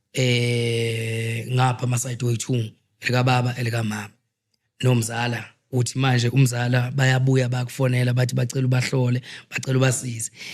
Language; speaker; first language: Zulu; native; Zulu